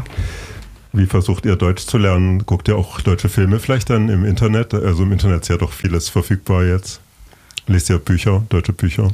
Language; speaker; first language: German; native; German